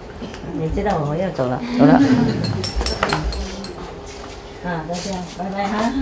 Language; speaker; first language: Chinese; non-native, fluent; Vietnamese